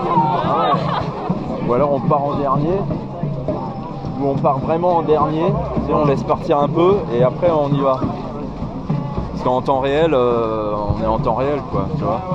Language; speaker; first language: French; native; French